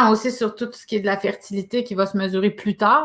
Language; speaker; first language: French; native; French